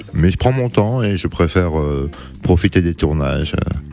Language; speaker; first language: French; native; French